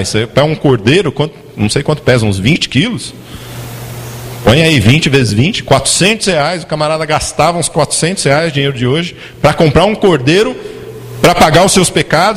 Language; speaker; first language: Portuguese; native; Portuguese